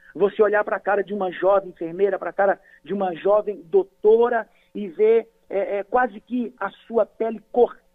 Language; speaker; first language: Portuguese; native; Portuguese